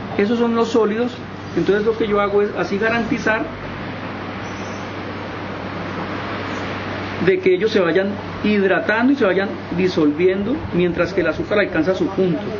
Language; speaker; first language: Spanish; native; Spanish